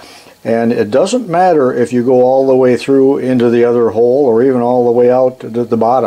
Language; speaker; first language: English; native; English